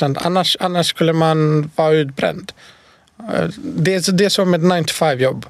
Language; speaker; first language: Swedish; non-native, fluent; Bosnian